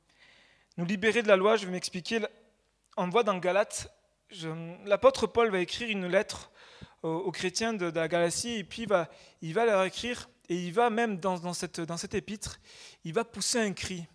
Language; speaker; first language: French; native; French